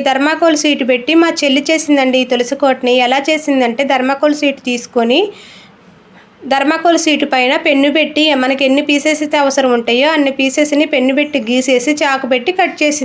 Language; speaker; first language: Telugu; native; Telugu